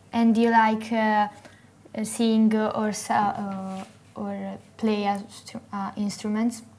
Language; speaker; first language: English; non-native, learner; Italian